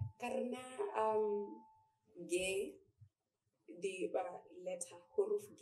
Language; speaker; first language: Indonesian; non-native, learner; Tswana